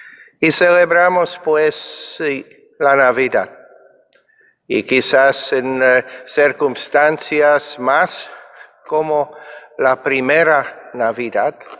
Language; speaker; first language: Spanish; non-native, fluent; English